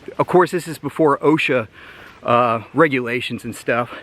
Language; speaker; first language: English; native; English